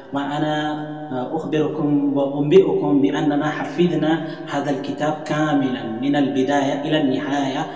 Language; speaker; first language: Arabic; non-native, fluent; Urdu